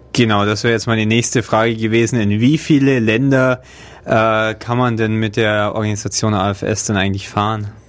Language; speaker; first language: German; native; German